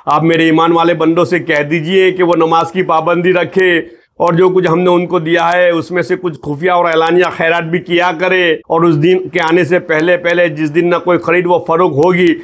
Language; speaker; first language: Hindi; non-native, local second language; Gujarati